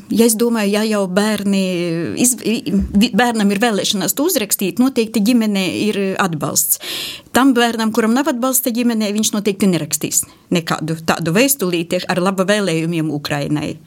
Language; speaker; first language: Latvian; non-native, fluent; Ukrainian